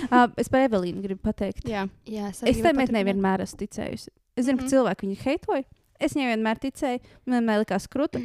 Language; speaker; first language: Latvian; native; Latvian